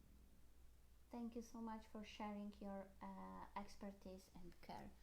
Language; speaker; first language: English; non-native, learner; Polish